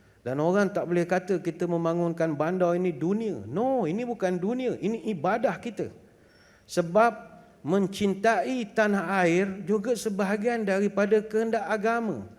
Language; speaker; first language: Malay; native; Malay